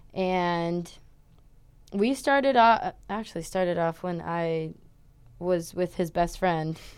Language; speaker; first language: English; non-native, fluent; Portuguese